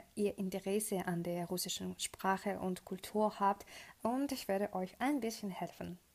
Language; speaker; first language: German; non-native, fluent; Russian